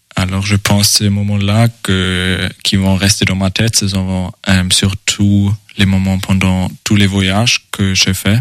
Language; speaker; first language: French; non-native, fluent; German